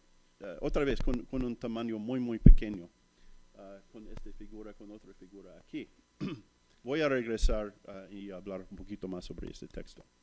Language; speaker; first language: Spanish; non-native, fluent; English